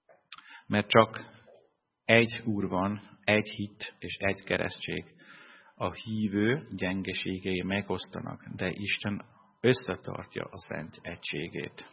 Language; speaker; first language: Hungarian; non-native, fluent; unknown